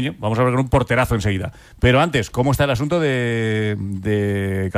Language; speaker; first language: Spanish; native; Spanish